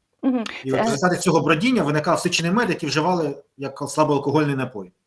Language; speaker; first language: Ukrainian; native; Ukrainian